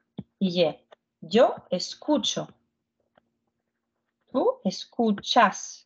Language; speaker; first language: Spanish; non-native, fluent; Ukrainian